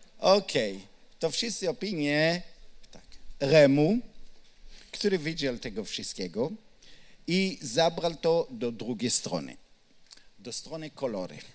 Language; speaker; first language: Polish; non-native, learner; Hebrew